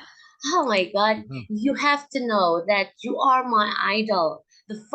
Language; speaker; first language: English; non-native, learner; Indonesian